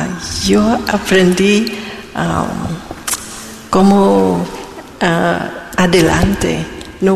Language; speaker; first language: Spanish; non-native, learner; Vietnamese